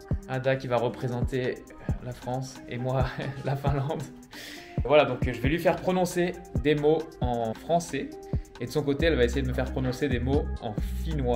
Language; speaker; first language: French; native; French